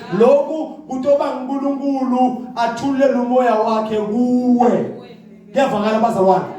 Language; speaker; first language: Zulu; non-native, local second language; Swati